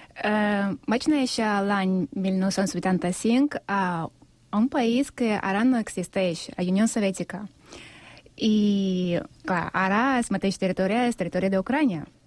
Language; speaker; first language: Catalan; non-native, fluent; Russian